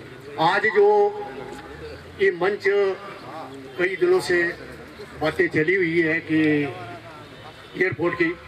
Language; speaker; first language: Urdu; non-native, local second language; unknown